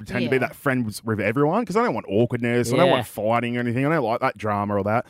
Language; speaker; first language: English; native; English